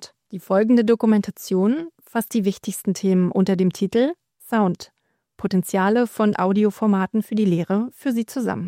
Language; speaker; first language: German; native; German